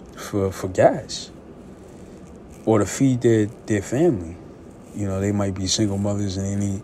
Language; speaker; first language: English; native; English